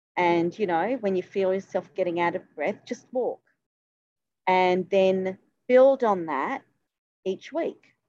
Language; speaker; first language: English; native; English